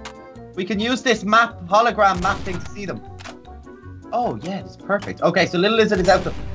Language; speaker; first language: English; native; English